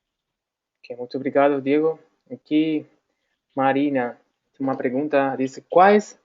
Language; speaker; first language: Portuguese; non-native, fluent; Spanish